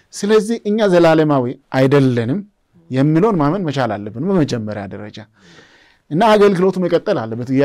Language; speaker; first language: Amharic; non-native, local second language; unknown